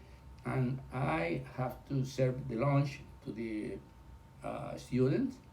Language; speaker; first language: English; non-native, learner; Spanish